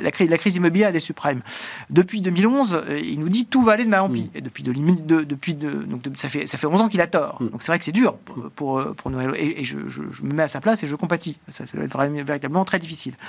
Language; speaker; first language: French; native; French